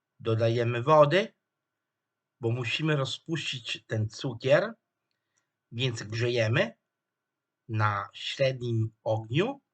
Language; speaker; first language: Polish; non-native, fluent; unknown